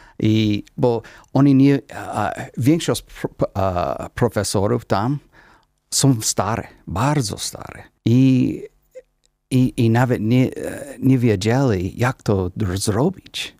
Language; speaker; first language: Polish; non-native, learner; English